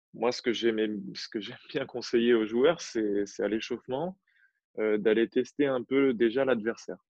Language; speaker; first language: French; native; French